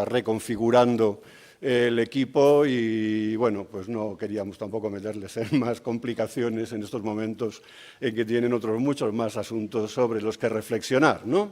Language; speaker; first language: Spanish; native; Spanish